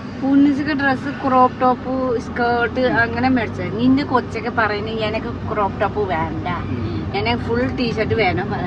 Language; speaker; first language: Malayalam; non-native, learner; Nepali